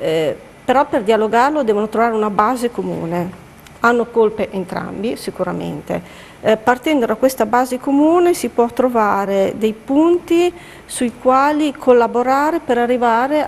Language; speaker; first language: Italian; native; Italian